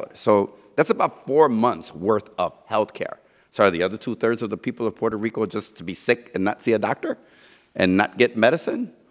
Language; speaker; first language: English; early bilingual, other home language; Spanish